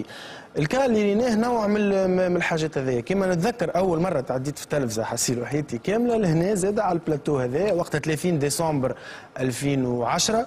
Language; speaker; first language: Arabic; native; Arabic